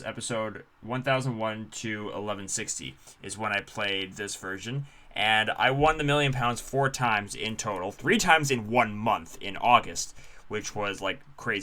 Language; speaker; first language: English; native; English